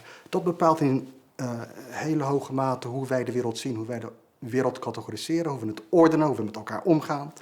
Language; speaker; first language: Dutch; native; Dutch